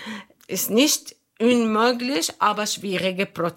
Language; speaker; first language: German; non-native, fluent; Arabic